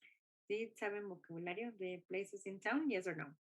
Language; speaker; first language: Spanish; non-native, fluent; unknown